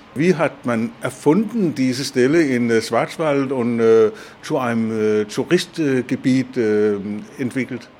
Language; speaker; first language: German; non-native, fluent; Danish